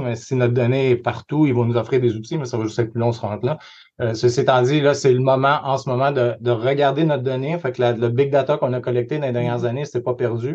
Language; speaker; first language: French; native; French